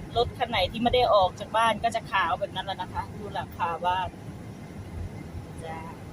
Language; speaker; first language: Thai; native; Thai